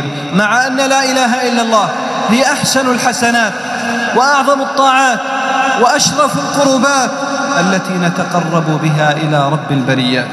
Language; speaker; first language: Arabic; native; Arabic